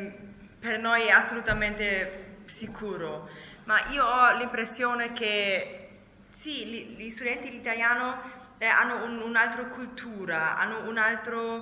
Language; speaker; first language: Italian; non-native, learner; German